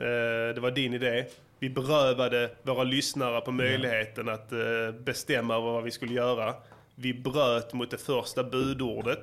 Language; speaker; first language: Swedish; native; Swedish